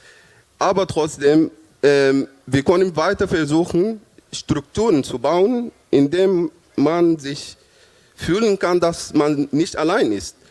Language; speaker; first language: German; non-native, fluent; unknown